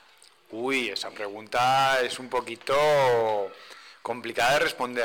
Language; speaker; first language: Spanish; native; Spanish